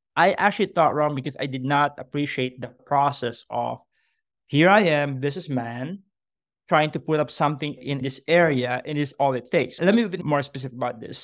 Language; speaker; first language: English; non-native, local second language; Filipino